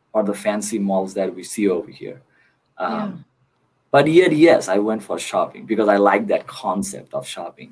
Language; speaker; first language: English; non-native, local second language; Bangla